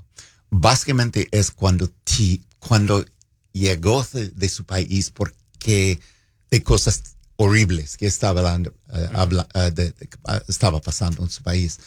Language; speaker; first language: Spanish; non-native, fluent; English